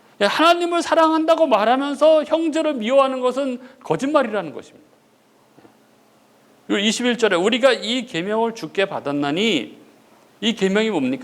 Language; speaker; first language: Korean; native; Korean